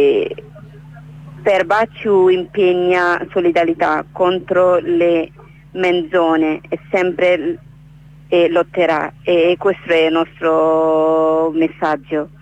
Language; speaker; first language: Italian; non-native, learner; Bangla